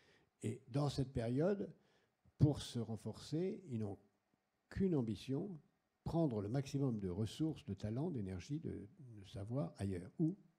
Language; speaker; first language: French; native; French